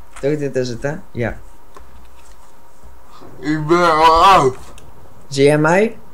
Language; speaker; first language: Dutch; native; Dutch